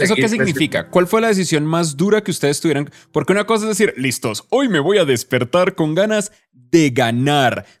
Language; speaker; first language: Spanish; native; Spanish